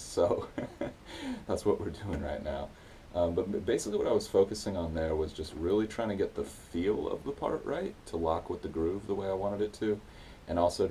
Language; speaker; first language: English; native; English